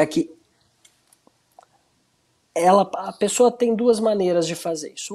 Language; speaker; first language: Portuguese; native; Portuguese